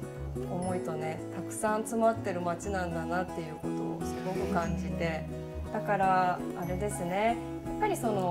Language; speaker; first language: Japanese; native; Japanese